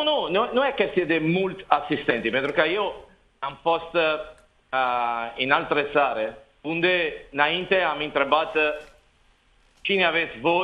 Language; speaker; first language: Romanian; non-native, learner; Italian